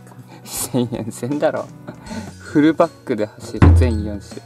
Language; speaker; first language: Japanese; native; Japanese